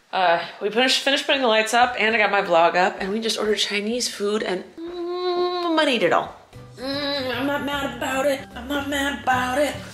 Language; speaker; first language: English; native; English